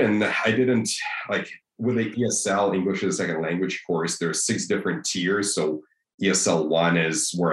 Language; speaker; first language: English; non-native, fluent; Russian